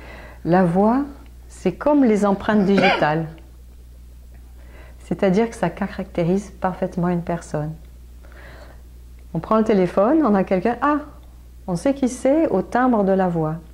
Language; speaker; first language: French; native; French